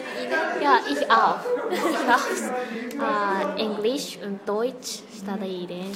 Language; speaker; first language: German; non-native, learner; Japanese